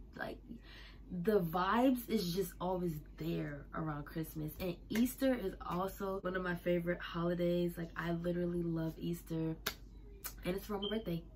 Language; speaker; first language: English; native; English